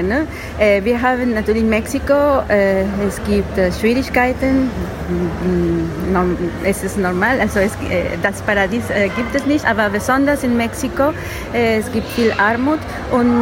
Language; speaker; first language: German; non-native, learner; Spanish